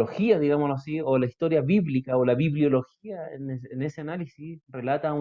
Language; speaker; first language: Spanish; native; Spanish